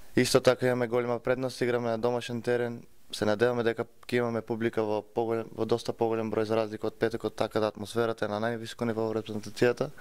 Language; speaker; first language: Macedonian; native; Macedonian